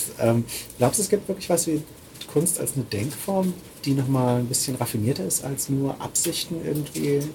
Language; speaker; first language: German; native; German